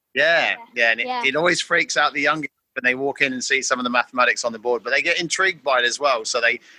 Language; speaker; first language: English; native; English